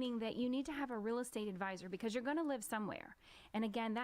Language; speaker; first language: English; native; English